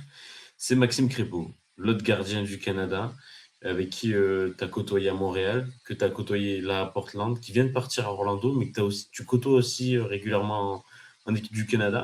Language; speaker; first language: French; native; French